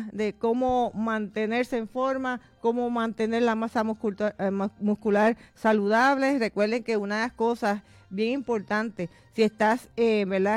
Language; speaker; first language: Spanish; native; Spanish